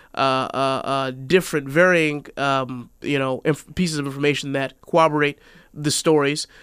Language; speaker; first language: English; native; English